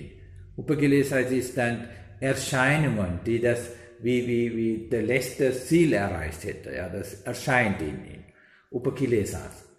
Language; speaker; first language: German; non-native, learner; Sinhala